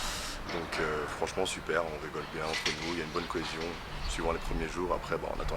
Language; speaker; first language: French; native; French